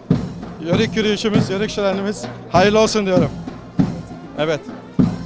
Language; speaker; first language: Turkish; native; Turkish